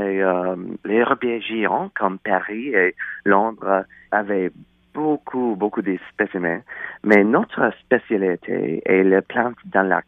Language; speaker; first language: French; non-native, learner; English